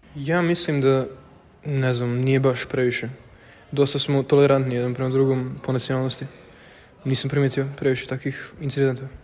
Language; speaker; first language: Serbian; non-native, local second language; Hungarian